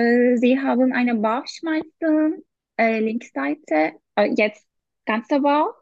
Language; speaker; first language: German; non-native, learner; Turkish